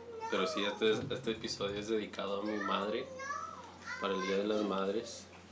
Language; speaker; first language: Spanish; early bilingual, heritage; Spanish